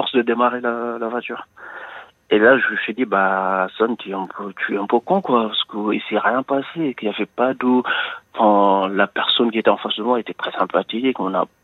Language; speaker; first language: French; non-native, local second language; Wolof